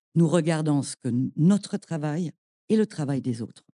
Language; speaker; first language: French; non-native, fluent; German